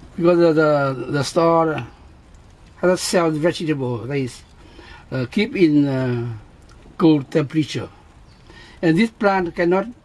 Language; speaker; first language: English; non-native, learner; Vietnamese